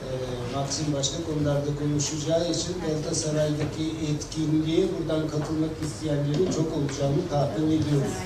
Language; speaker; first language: Turkish; native; Turkish